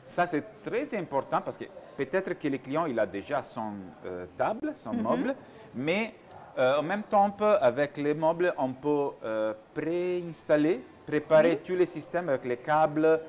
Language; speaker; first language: French; non-native, learner; Italian